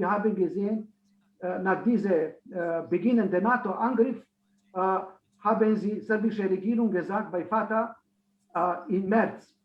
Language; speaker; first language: German; non-native, fluent; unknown